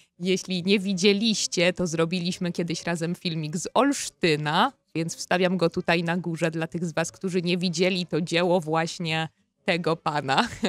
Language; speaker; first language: Polish; native; Polish